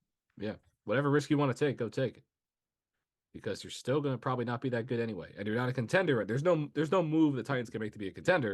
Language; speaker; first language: English; native; English